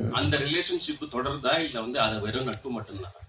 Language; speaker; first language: Tamil; native; Tamil